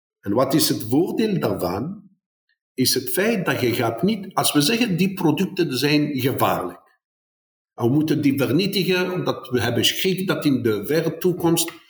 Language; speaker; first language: Dutch; non-native, fluent; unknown